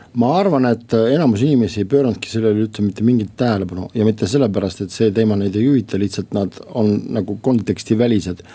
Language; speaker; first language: Estonian; non-native, local second language; Russian